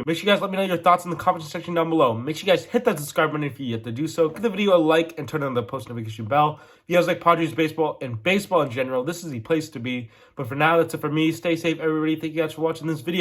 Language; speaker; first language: English; native; English